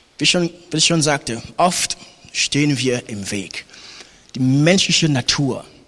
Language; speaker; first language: German; non-native, fluent; French